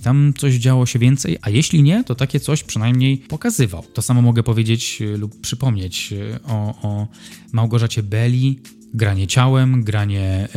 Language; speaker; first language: Polish; native; Polish